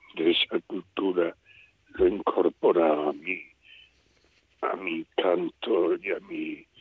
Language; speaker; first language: Spanish; native; Spanish